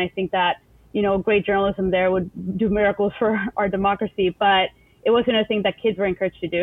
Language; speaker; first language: English; non-native, fluent; Spanish